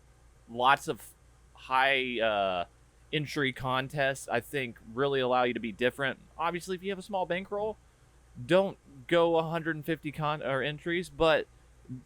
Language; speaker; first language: English; native; English